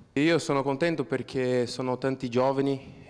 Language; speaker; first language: Italian; non-native, fluent; Portuguese